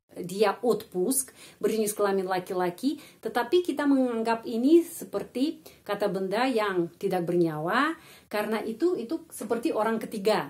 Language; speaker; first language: Indonesian; non-native, fluent; Russian